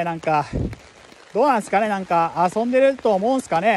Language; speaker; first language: Japanese; native; Japanese